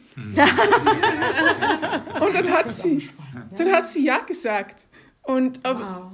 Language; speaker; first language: German; non-native, fluent; Dutch